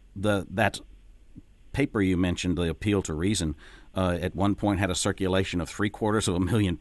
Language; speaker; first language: English; native; English